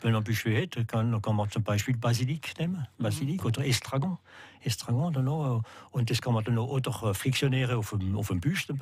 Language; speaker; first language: German; non-native, learner; French